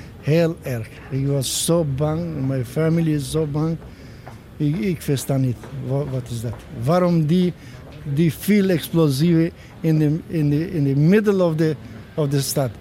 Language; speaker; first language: Dutch; non-native, learner; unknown